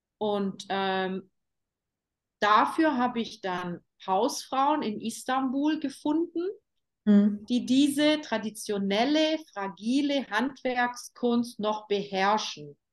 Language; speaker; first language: German; native; German